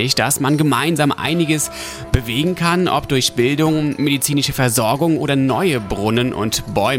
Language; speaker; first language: German; native; German